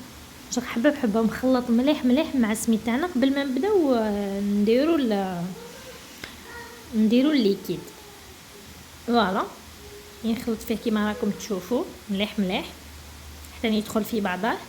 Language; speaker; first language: Arabic; native; Arabic